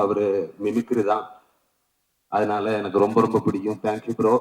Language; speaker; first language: Tamil; non-native, learner; Malayalam